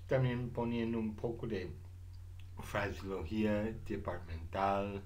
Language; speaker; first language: Spanish; non-native, fluent; English